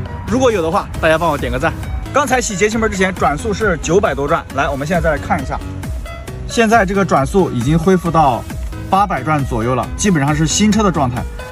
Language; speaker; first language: Chinese; native; Chinese